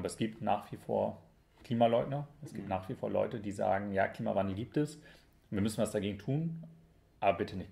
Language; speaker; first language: German; native; German